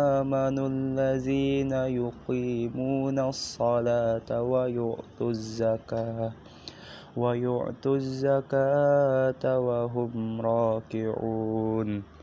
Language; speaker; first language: Arabic; non-native, learner; Indonesian